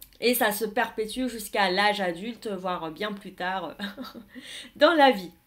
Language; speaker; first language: French; non-native, fluent; Vietnamese